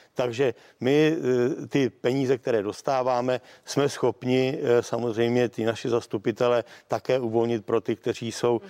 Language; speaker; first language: Czech; native; Czech